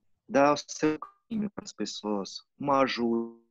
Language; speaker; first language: Portuguese; non-native, fluent; Russian